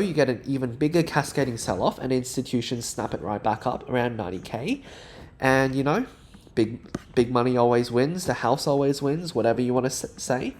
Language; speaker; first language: English; native; English